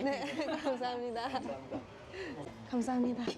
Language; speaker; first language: Korean; non-native, fluent; Japanese